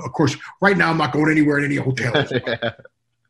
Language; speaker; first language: English; native; English